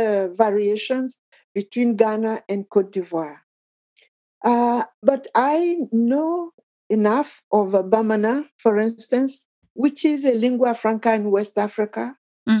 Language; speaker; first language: English; non-native, fluent; Akan